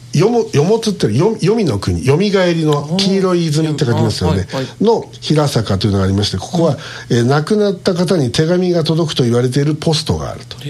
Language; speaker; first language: Japanese; native; Japanese